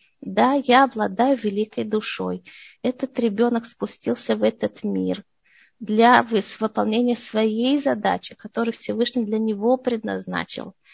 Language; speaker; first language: Russian; early bilingual, heritage; Russian